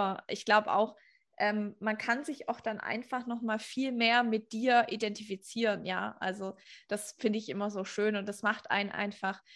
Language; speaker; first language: German; native; German